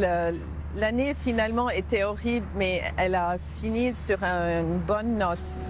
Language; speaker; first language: French; non-native, local second language; Arabic